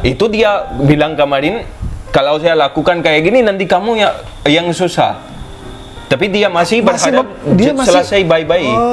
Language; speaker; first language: Indonesian; non-native, fluent; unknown